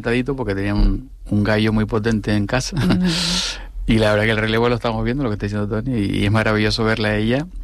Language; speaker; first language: Spanish; native; Spanish